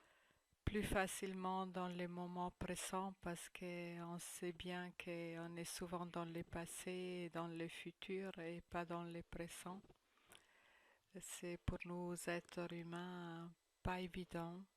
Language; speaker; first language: French; non-native, fluent; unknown